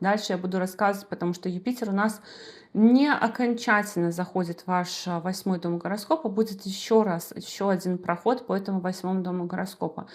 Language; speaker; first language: Russian; native; Russian